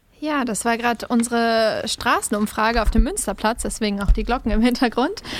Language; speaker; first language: German; native; German